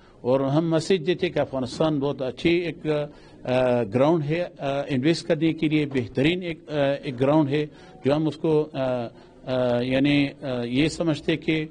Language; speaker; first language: Hindi; non-native, local second language; Pashto